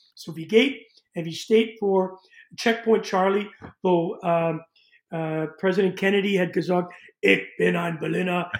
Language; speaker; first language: German; non-native, learner; English